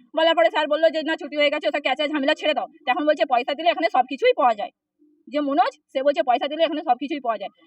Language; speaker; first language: Bangla; non-native, local second language; Hindi